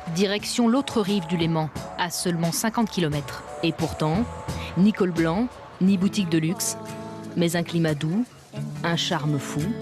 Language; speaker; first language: French; native; French